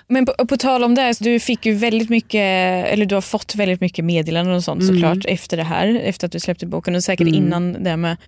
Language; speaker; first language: Swedish; native; Swedish